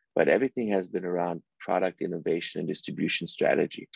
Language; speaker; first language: English; early bilingual, other home language; Persian